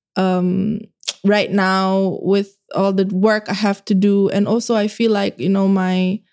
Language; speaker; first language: English; early bilingual, other home language; Indonesian